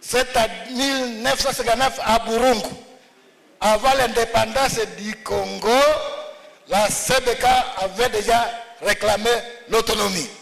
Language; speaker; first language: French; non-native, local second language; Swahili